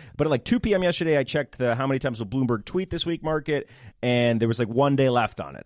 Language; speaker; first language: English; native; English